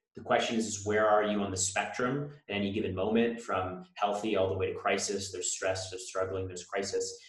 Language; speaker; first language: English; native; English